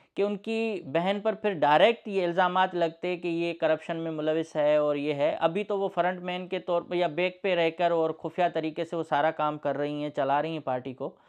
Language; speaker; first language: Urdu; non-native, local second language; Sindhi